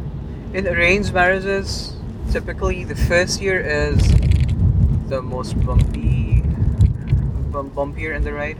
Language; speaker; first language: English; non-native, local second language; Urdu